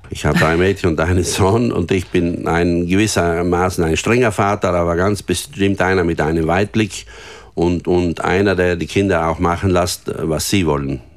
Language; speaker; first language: German; native; German